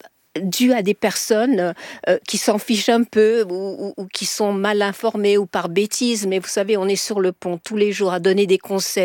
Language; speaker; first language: French; native; French